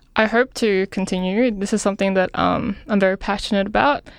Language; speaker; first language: English; non-native, local second language; Filipino